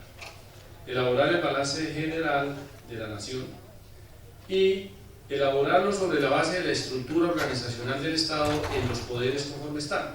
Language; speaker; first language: Spanish; native; Spanish